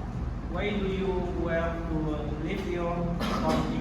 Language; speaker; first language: English; non-native, learner; Indonesian